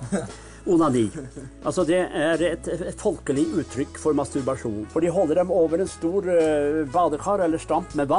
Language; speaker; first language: Norwegian; native; Norwegian